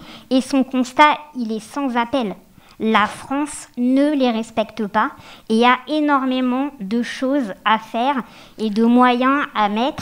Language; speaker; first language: French; native; French